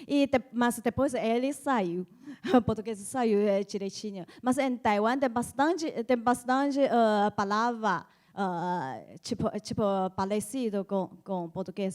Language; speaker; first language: Portuguese; non-native, learner; Chinese